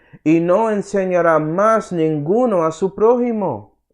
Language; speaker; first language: Spanish; early bilingual, heritage; Spanish